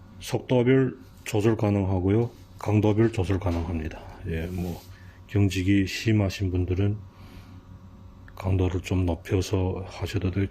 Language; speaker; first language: Korean; native; Korean